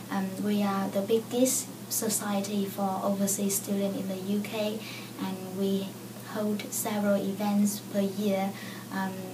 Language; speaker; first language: English; non-native, fluent; Vietnamese